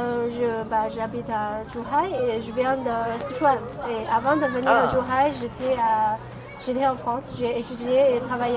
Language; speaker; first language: French; non-native, fluent; Chinese